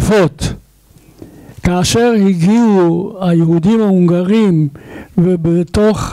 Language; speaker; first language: Hebrew; non-native, fluent; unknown